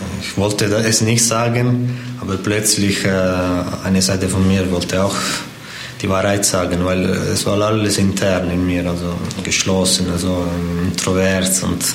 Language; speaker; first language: German; non-native, fluent; Italian